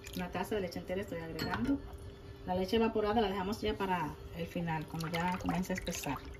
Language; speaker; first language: Spanish; native; Spanish